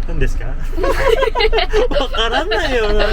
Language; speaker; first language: Japanese; non-native, learner; Filipino